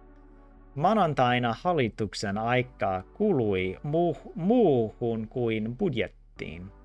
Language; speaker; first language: Finnish; non-native, learner; English